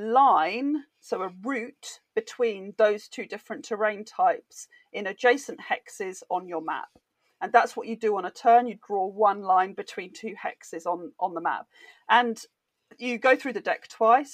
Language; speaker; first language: English; native; English